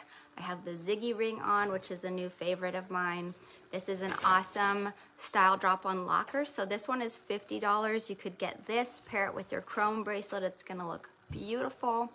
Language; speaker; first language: English; native; English